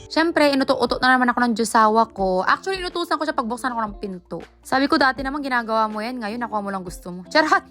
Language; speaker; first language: Filipino; native; Filipino